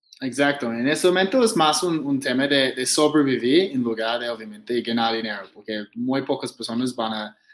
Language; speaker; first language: Spanish; non-native, fluent; English